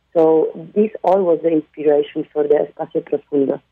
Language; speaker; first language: English; non-native, fluent; Polish